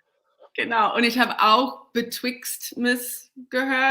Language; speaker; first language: German; non-native, fluent; English